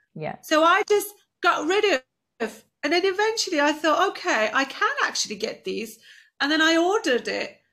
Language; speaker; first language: English; non-native, fluent; Turkish